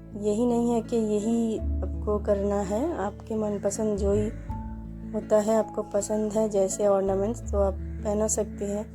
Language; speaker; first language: Hindi; non-native, local second language; Bangla